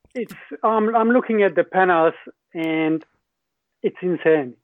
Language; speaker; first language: English; non-native, fluent; Hungarian